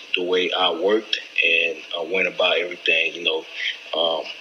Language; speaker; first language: English; native; English